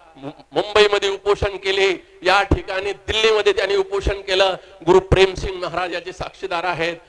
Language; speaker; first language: Marathi; non-native, local second language; Lambadi